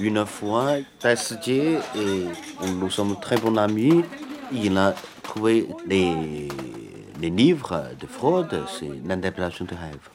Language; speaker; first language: French; non-native, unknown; Chinese